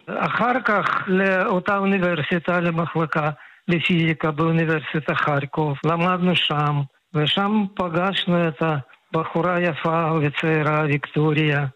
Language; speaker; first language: Hebrew; non-native, fluent; Russian